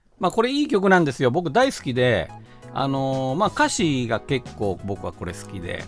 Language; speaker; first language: Japanese; native; Japanese